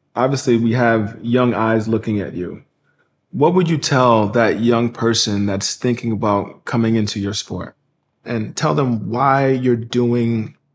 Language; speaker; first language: English; native; English